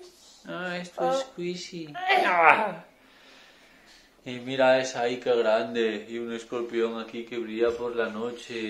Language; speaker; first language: Spanish; native; Spanish